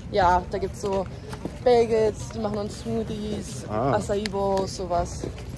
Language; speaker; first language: German; native; German